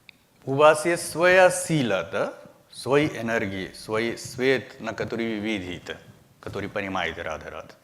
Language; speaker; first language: Russian; non-native, learner; Hindi